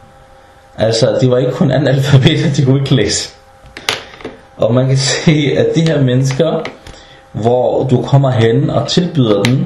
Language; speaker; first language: Danish; early bilingual, other home language; Arabic